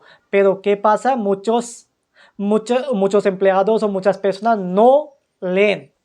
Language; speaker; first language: Spanish; non-native, fluent; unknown